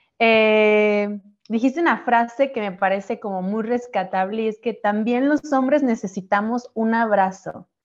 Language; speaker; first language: Spanish; native; Spanish